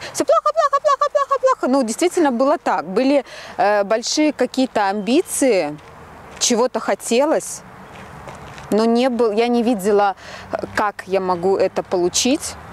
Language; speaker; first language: Russian; native; Russian